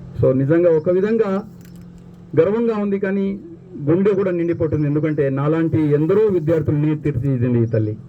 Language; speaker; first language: Telugu; non-native, local second language; Lambadi